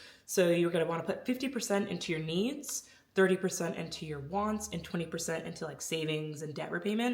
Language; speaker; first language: English; native; English